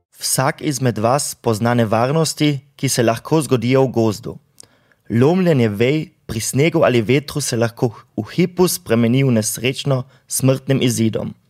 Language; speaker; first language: Slovenian; non-native, fluent; German